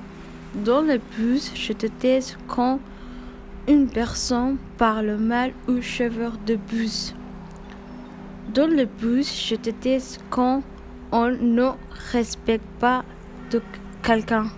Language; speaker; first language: French; non-native, learner; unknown